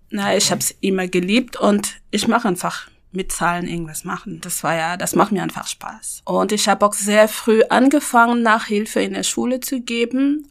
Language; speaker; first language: German; non-native, fluent; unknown